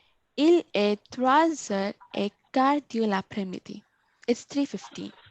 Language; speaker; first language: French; non-native, learner; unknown